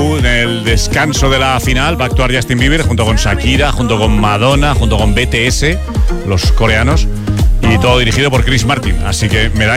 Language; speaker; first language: Spanish; native; Spanish